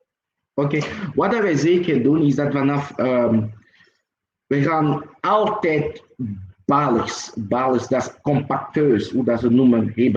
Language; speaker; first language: Dutch; non-native, local second language; French